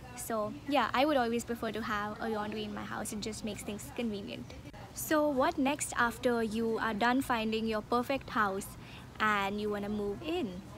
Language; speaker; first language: English; non-native, local second language; Hindi